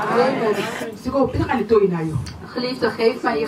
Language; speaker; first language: Dutch; non-native, fluent; Lingala